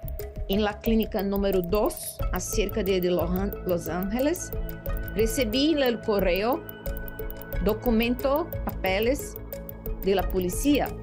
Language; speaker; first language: Spanish; non-native, learner; Portuguese